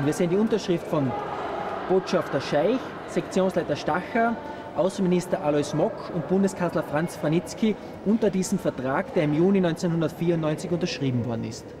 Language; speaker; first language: German; native; German